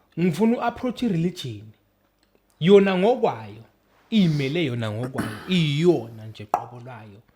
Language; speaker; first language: Zulu; native; Zulu